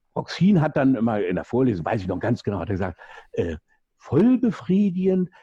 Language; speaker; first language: German; native; German